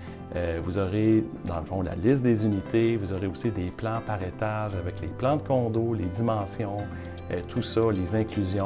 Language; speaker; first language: French; native; French